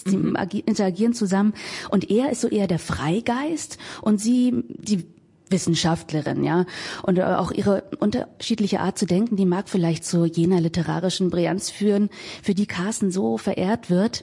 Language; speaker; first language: German; native; German